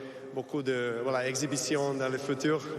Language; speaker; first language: French; non-native, learner; Serbian